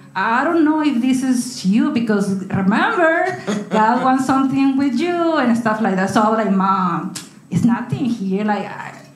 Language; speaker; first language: English; non-native, learner; Spanish